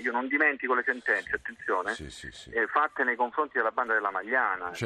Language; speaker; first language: Italian; native; Italian